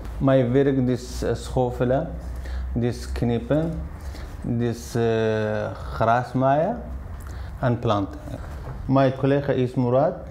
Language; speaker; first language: Dutch; non-native, learner; Arabic